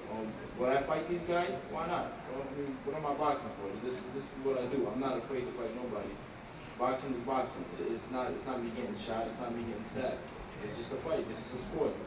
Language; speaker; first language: English; native; English